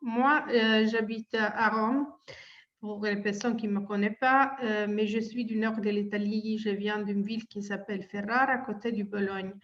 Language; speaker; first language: French; non-native, fluent; Italian